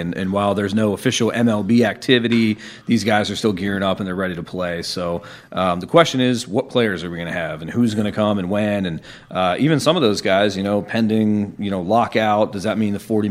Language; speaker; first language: English; native; English